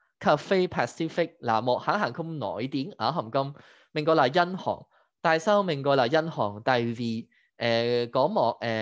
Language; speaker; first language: Vietnamese; non-native, fluent; Cantonese